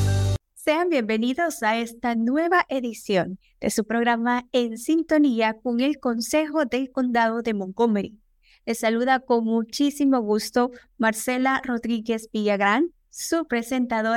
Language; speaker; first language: Spanish; native; Spanish